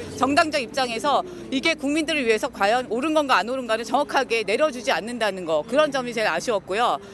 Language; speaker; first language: Korean; native; Korean